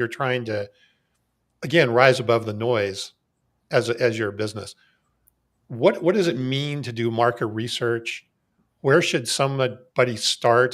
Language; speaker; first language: English; native; English